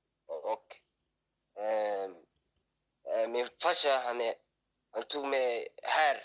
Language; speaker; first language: Swedish; early bilingual, other home language; Somali